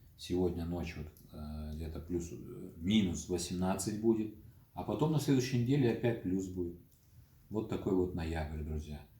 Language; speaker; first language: Russian; native; Russian